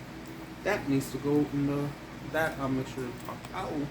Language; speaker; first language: English; native; English